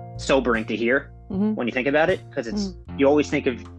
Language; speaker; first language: English; native; English